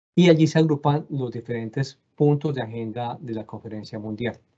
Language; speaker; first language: Spanish; native; Spanish